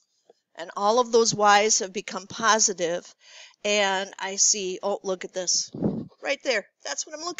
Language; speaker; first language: English; native; English